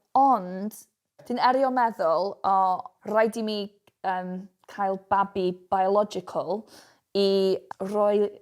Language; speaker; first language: Welsh; non-native, local second language; English